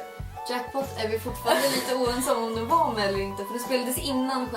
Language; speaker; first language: Swedish; native; Swedish